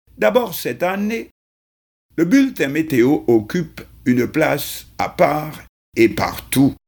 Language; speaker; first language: French; non-native, local second language; Haitian Creole